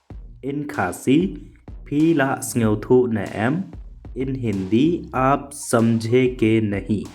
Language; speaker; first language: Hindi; non-native, local second language; Khasi